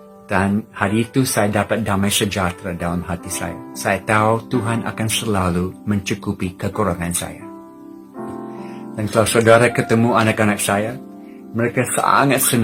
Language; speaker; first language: Indonesian; non-native, fluent; English